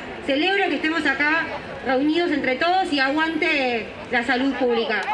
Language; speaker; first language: Spanish; native; Spanish